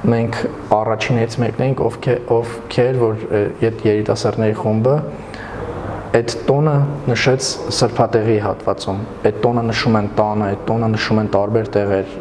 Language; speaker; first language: Armenian; non-native, local second language; Kurdish